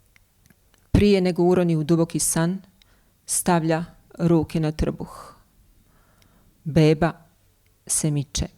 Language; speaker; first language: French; non-native, fluent; Bosnian